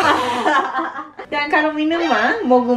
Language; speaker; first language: Indonesian; non-native, learner; Japanese